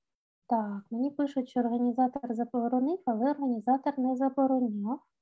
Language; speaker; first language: Ukrainian; native; Ukrainian